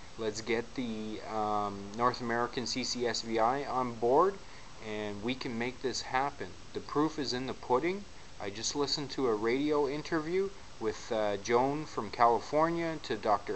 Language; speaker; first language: English; native; English